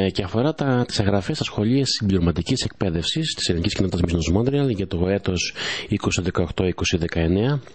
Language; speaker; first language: Greek; early bilingual, heritage; Greek